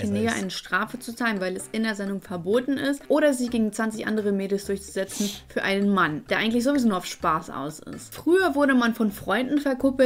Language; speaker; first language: German; native; German